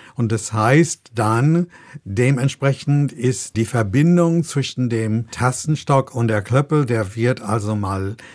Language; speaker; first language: German; non-native, fluent; English